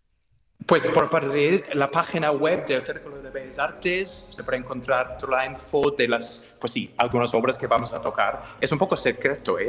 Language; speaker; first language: Spanish; non-native, fluent; English